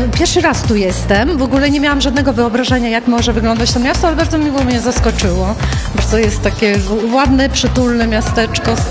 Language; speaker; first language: Polish; early bilingual, heritage; Polish